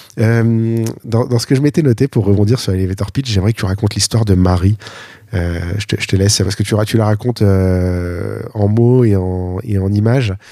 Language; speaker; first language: French; native; French